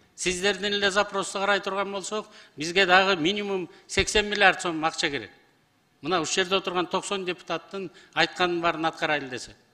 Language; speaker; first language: Kyrgyz; native; Kyrgyz